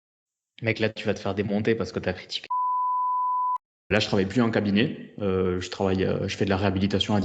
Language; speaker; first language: French; native; French